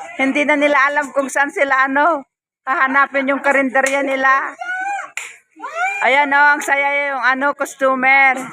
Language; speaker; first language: Filipino; non-native, local second language; Iloko